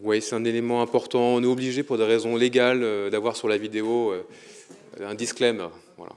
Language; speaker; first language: French; native; French